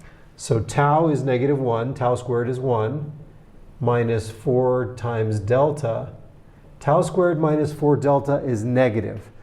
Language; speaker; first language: English; native; English